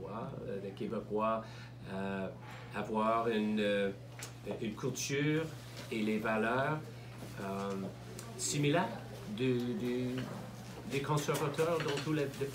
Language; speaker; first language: French; non-native, learner; English